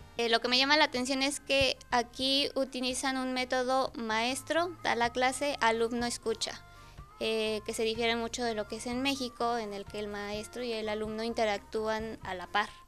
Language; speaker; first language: Spanish; native; Spanish